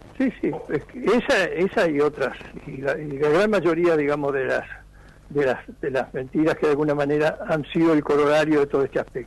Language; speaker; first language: Spanish; native; Spanish